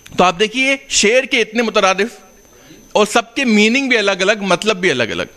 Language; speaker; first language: Urdu; native; Urdu